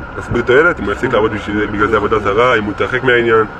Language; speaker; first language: Hebrew; native; Hebrew